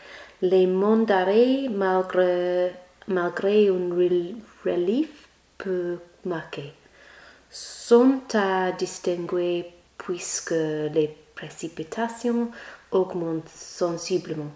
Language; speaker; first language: French; non-native, learner; English